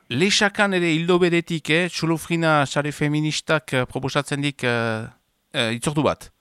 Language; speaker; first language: Basque; native; Basque